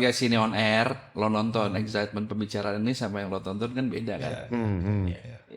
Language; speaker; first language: Indonesian; native; Indonesian